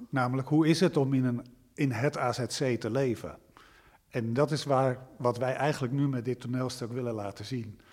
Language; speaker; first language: Dutch; native; Dutch